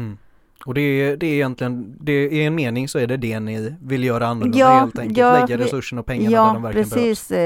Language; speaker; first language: Swedish; native; Swedish